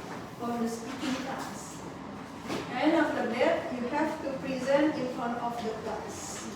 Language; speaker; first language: English; non-native, fluent; Indonesian